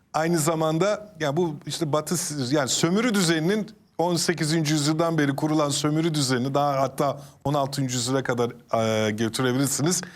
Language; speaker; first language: Turkish; native; Turkish